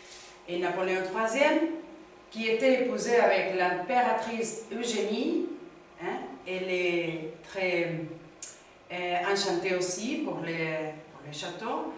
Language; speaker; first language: French; non-native, learner; Spanish